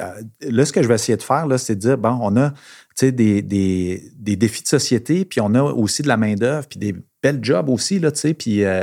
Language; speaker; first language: French; native; French